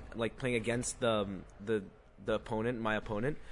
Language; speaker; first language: English; non-native, fluent; Arabic